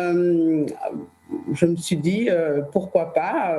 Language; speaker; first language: French; early bilingual, other home language; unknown